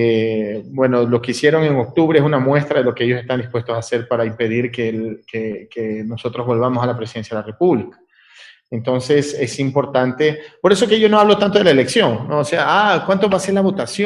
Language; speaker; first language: Spanish; native; Spanish